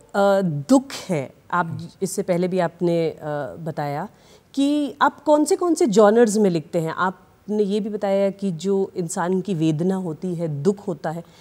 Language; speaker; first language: Hindi; native; Hindi